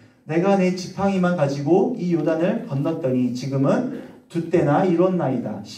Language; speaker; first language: Korean; native; Korean